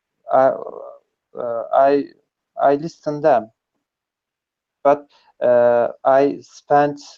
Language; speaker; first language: English; non-native, learner; Turkish